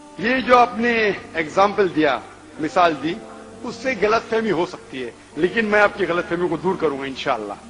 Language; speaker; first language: Urdu; non-native, local second language; Konkani